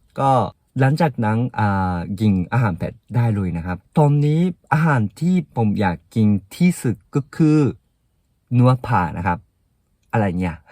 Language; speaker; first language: Thai; non-native, fluent; Japanese